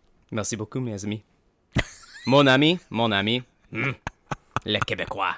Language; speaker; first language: French; non-native, learner; English